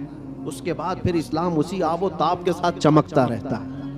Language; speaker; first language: Urdu; native; Urdu